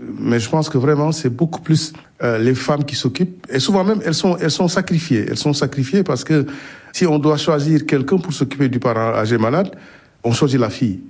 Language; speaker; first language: French; non-native, local second language; Wolof